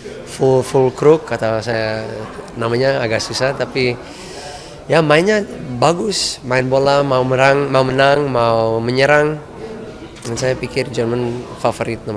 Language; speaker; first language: Indonesian; non-native, fluent; Dutch